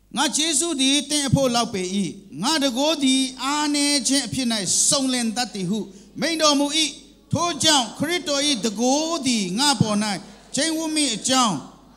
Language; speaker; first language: Burmese; non-native, local second language; Kachin